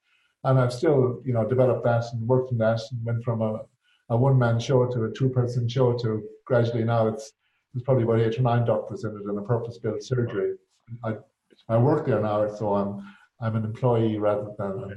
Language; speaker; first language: English; native; English